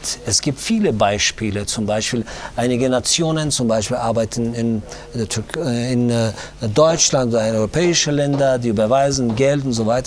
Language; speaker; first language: German; non-native, fluent; Tajik